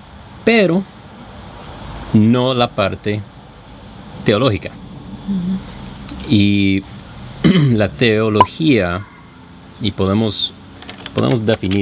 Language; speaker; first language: Spanish; non-native, fluent; English